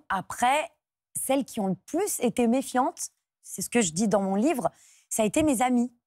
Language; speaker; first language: French; native; French